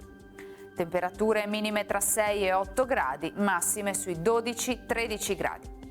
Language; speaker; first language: Italian; native; Italian